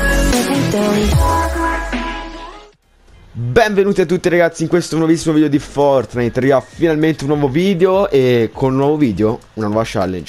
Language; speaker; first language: Italian; native; Italian